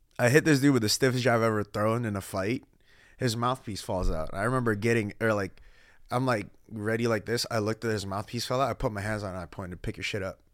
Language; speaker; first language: English; early bilingual, other home language; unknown